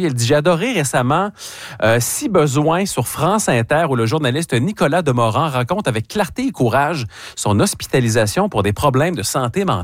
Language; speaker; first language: French; native; French